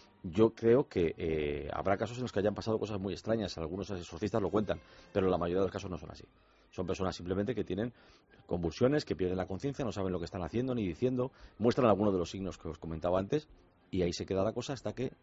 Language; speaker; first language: Spanish; native; Spanish